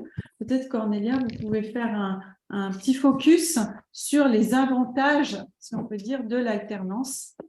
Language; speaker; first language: French; native; French